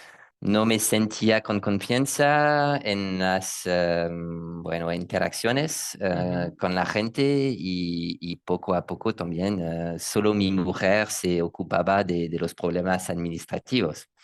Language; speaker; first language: Spanish; non-native, learner; French